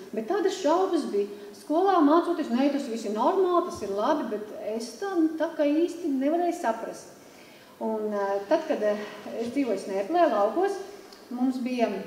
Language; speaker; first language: Latvian; native; Latvian